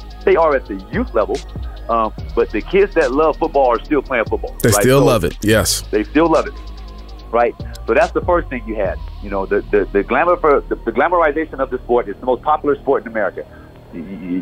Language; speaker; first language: English; native; English